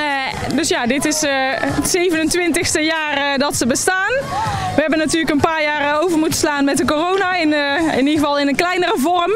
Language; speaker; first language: Dutch; native; Dutch